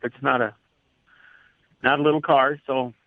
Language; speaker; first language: English; native; English